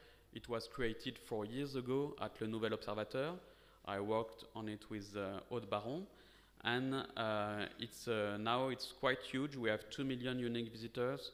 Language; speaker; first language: English; non-native, fluent; French